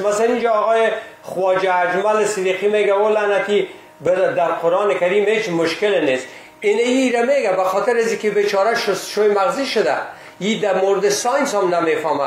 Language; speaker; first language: Persian; native; Persian